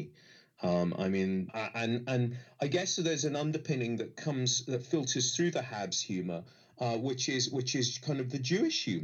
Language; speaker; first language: English; native; English